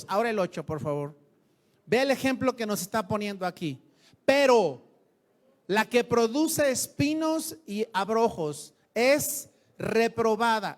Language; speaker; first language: Spanish; native; Spanish